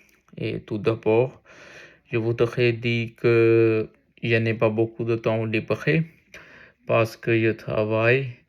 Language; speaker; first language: French; non-native, learner; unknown